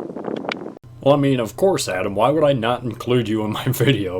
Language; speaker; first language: English; native; English